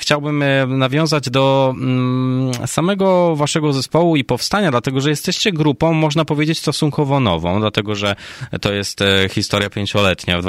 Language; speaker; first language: Polish; native; Polish